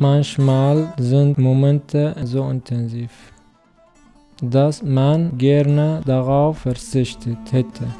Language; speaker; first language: German; non-native, learner; Arabic